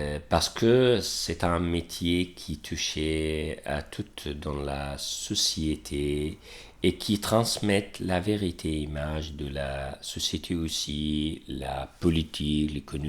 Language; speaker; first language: French; non-native, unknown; Arabic